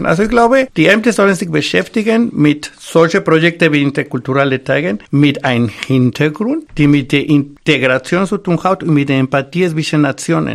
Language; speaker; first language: German; non-native, fluent; Spanish